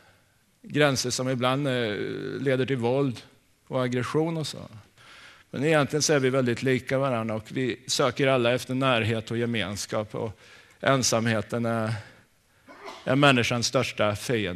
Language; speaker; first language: Swedish; native; Swedish